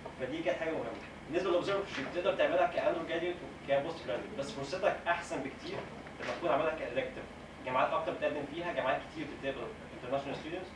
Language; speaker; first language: Arabic; native; Arabic